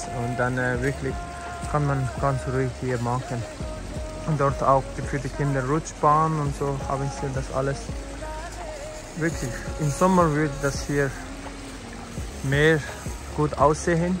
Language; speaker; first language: German; non-native, learner; Tibetan